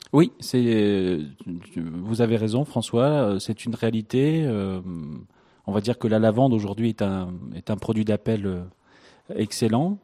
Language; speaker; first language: French; native; French